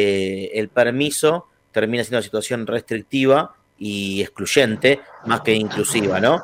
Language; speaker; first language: Spanish; native; Spanish